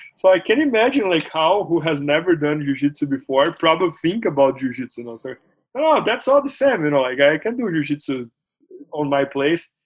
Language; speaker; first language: English; non-native, fluent; Portuguese